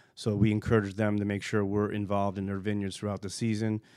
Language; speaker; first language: English; native; English